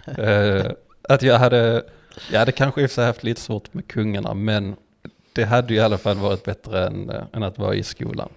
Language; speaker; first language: Swedish; native; Swedish